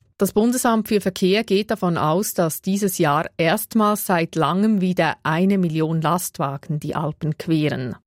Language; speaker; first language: German; native; German